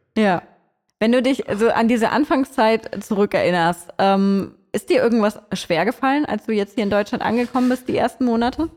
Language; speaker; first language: German; native; German